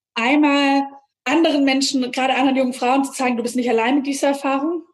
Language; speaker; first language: German; native; German